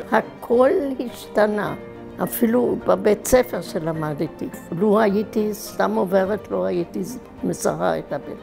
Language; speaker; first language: Hebrew; non-native, fluent; German